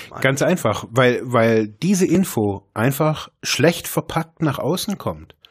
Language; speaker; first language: German; native; German